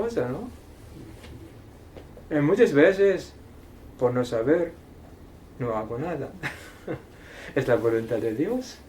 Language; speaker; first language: Spanish; non-native, fluent; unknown